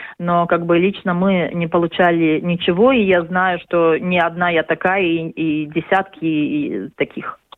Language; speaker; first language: Russian; non-native, local second language; Latvian